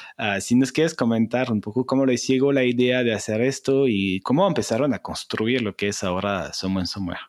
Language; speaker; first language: Spanish; non-native, fluent; French